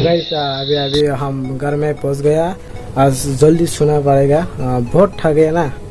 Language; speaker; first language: Hindi; non-native, local second language; Kok Borok